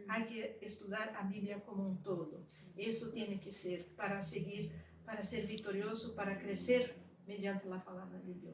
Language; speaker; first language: Spanish; non-native, fluent; Portuguese